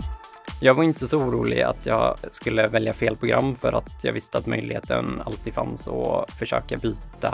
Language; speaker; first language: Swedish; native; Swedish